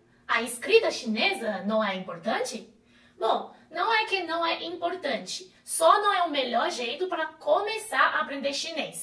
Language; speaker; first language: Portuguese; non-native, fluent; Chinese